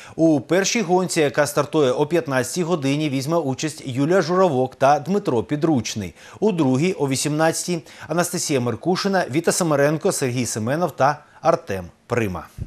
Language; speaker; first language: Ukrainian; native; Ukrainian